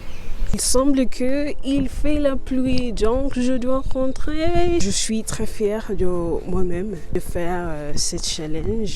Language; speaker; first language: French; non-native, learner; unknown